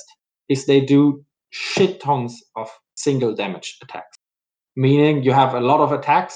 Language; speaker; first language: English; non-native, fluent; German